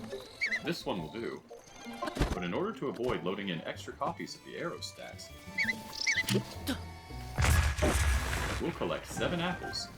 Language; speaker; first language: English; native; English